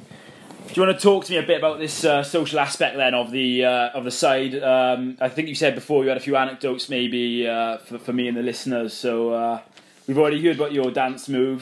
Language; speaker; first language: English; native; English